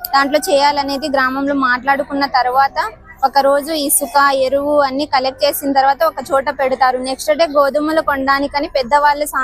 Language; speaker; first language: Telugu; non-native, local second language; Lambadi